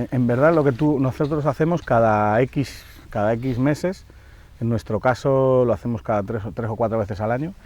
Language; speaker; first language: Spanish; native; Spanish